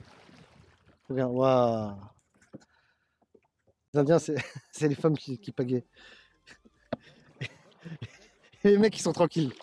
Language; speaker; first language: French; native; French